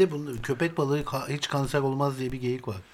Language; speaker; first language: Turkish; native; Turkish